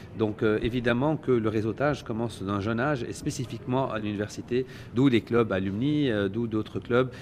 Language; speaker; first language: French; non-native, local second language; Arabic